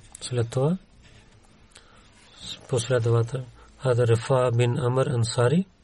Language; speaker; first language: Bulgarian; non-native, learner; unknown